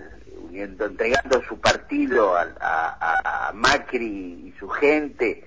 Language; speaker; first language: Spanish; native; Spanish